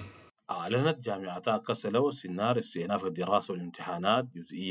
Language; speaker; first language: Arabic; native; Arabic